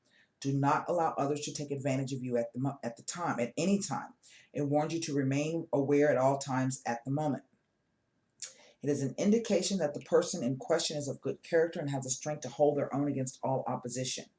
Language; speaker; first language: English; native; English